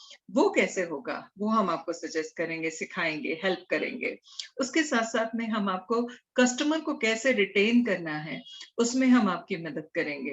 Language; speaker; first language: Hindi; native; Hindi